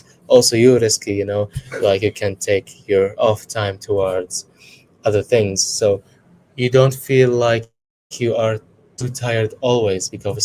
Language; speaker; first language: English; non-native, fluent; Arabic